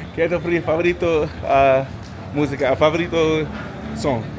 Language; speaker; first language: Spanish; non-native, learner; English